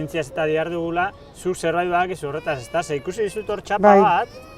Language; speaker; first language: Basque; native; Basque